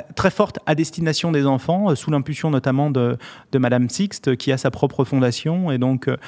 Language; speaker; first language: French; native; French